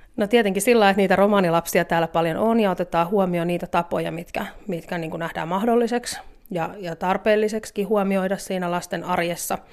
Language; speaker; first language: Finnish; native; Finnish